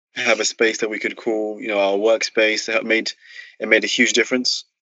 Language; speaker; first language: English; native; English